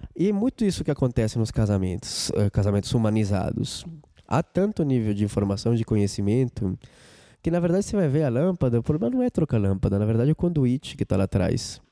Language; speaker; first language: Portuguese; non-native, fluent; Spanish